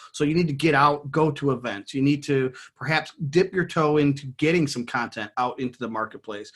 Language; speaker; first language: English; native; English